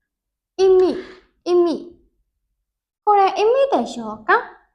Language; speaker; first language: Japanese; non-native, learner; Burmese